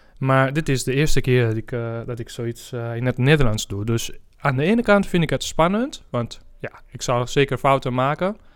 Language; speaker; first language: Dutch; non-native, fluent; Italian